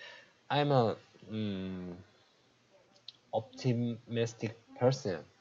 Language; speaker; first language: English; non-native, learner; Korean